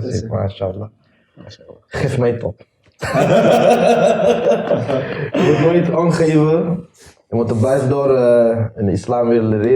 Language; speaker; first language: Dutch; non-native, learner; Indonesian